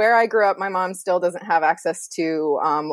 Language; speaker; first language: English; native; English